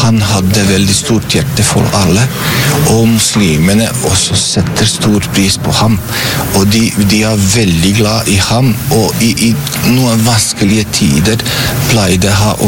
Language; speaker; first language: Norwegian; non-native, fluent; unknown